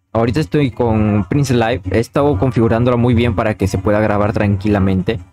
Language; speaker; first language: Spanish; native; Spanish